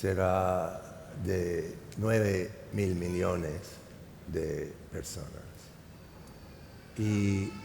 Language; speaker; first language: Spanish; non-native, fluent; English